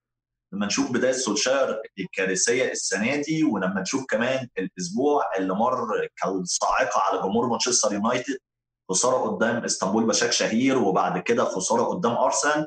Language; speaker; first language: Arabic; native; Arabic